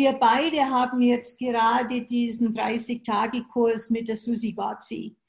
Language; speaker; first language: German; native; German